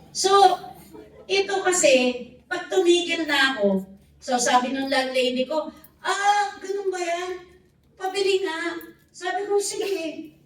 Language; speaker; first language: Filipino; native; Filipino